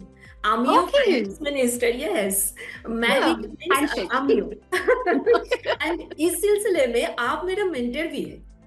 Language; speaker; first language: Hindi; non-native, local second language; Bangla